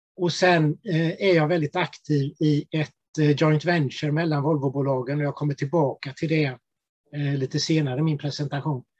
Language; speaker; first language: Swedish; native; Swedish